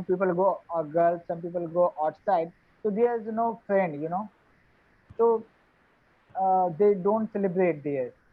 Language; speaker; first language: English; non-native, learner; Hindi